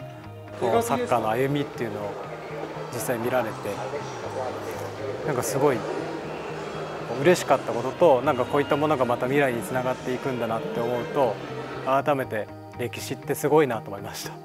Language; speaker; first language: Japanese; native; Japanese